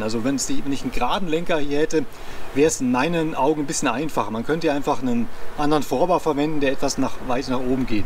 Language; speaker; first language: German; native; German